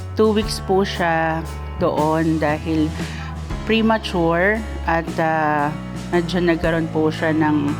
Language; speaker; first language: Filipino; native; Filipino